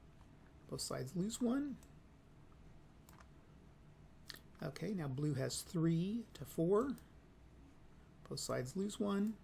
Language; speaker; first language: English; native; English